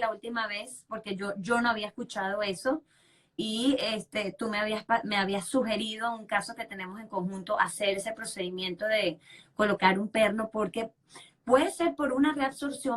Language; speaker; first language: Spanish; native; Spanish